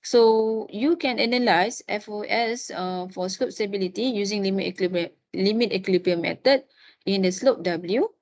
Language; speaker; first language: English; non-native, local second language; Malay